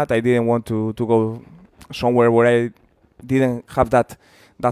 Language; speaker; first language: English; non-native, fluent; Spanish